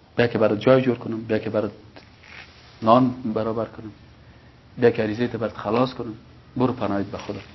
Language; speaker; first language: Persian; native; Persian